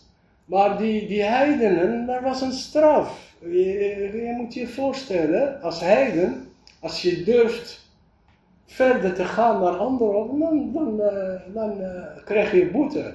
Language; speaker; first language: Dutch; non-native, fluent; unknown